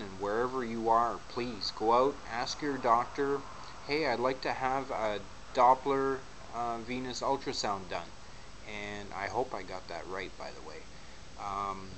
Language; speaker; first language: English; native; English